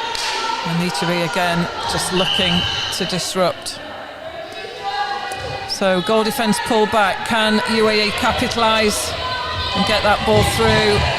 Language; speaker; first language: English; native; English